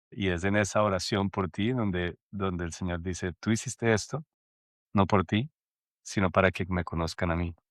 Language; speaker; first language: Spanish; native; Spanish